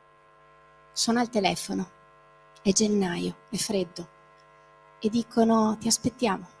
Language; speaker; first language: Italian; native; Italian